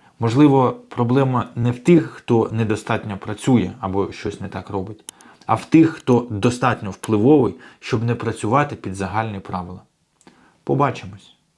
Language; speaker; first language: Ukrainian; native; Ukrainian